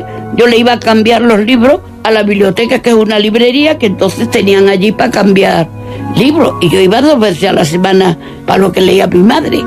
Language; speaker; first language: Spanish; native; Spanish